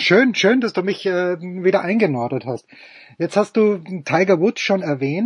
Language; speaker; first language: German; native; German